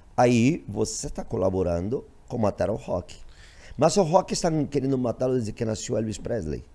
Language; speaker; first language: Portuguese; non-native, fluent; Spanish